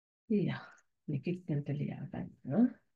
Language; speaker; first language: German; non-native, fluent; Sinhala